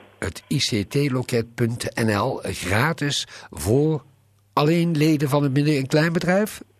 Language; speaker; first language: Dutch; native; Dutch